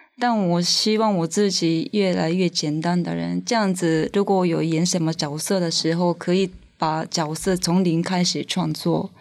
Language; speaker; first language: Chinese; non-native, fluent; Japanese